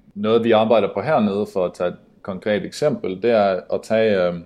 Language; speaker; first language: Danish; native; Danish